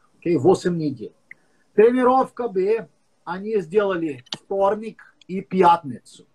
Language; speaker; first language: Russian; non-native, learner; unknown